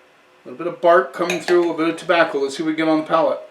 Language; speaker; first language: English; native; English